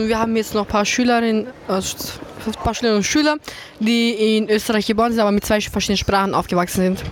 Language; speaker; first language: German; early bilingual, other home language; Bosnian